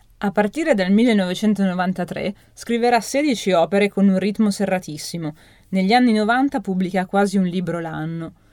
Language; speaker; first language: Italian; native; Italian